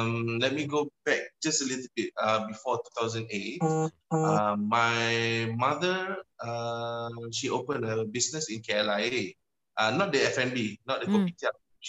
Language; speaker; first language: English; non-native, local second language; Malay